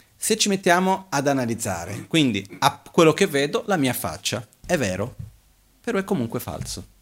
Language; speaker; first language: Italian; non-native, fluent; Portuguese